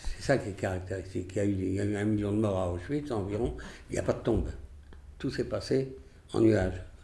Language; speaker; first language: French; early bilingual, other home language; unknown